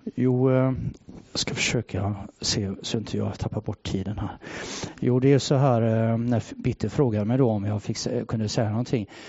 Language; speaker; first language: Swedish; native; Swedish